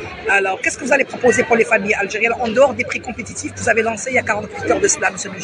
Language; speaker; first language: French; non-native, local second language; Arabic